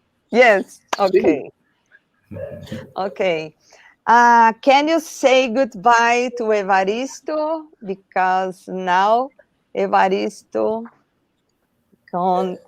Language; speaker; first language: English; non-native, learner; Portuguese